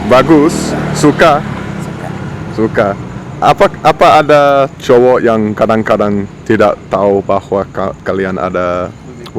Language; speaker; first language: Indonesian; non-native, fluent; English